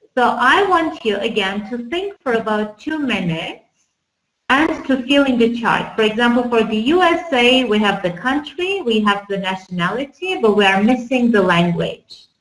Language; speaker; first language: English; non-native, fluent; Armenian